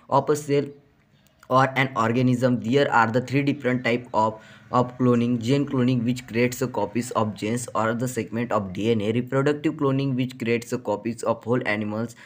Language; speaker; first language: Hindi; non-native, local second language; Marathi